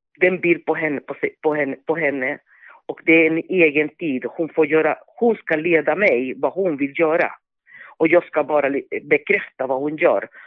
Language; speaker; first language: Swedish; non-native, fluent; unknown